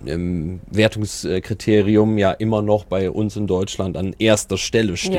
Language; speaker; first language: German; native; German